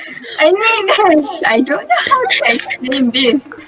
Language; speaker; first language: English; non-native, local second language; Malay